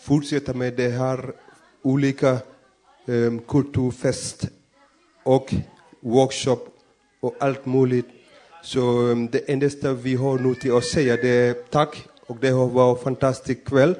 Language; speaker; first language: Swedish; non-native, fluent; Persian